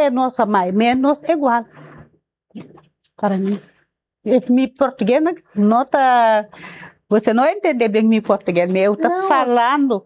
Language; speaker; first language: Portuguese; non-native, learner; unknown